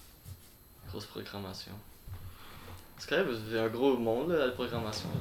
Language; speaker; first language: French; native; French